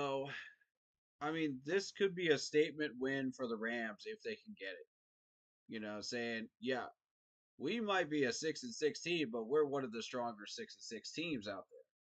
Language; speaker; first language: English; native; English